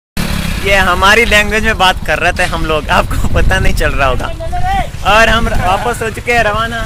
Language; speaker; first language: Hindi; native; Hindi